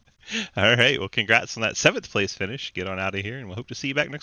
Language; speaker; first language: English; native; English